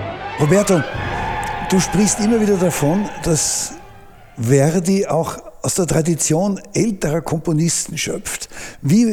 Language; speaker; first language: German; native; German